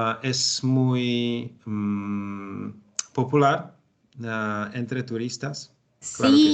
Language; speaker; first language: Spanish; non-native, learner; Czech